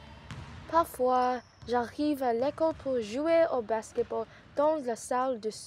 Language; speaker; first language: French; non-native, learner; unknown